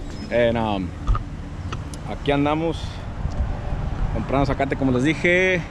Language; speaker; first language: Spanish; early bilingual, heritage; Spanish